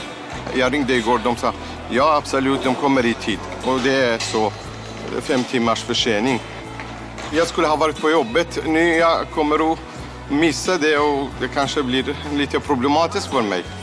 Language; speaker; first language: Swedish; non-native, learner; Kurdish